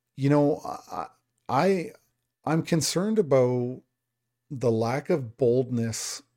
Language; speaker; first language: English; native; English